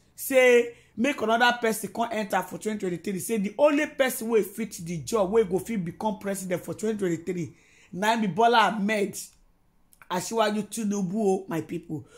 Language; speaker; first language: Nigerian Pidgin; non-native, local second language; Yoruba